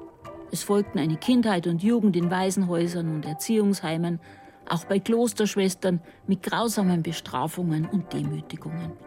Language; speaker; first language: German; native; German